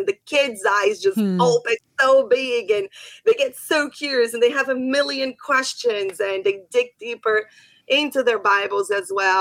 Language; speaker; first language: English; non-native, fluent; Portuguese